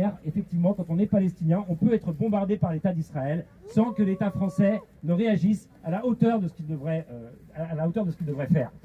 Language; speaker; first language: French; native; French